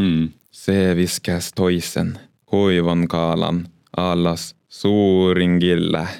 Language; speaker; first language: Finnish; non-native, learner; Norwegian